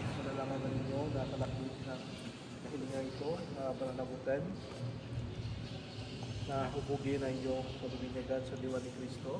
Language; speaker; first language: Filipino; native; Filipino